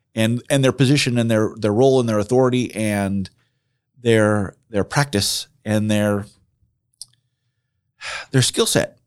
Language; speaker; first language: English; native; English